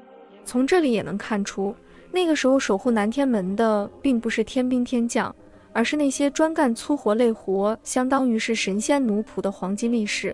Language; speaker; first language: Chinese; native; Chinese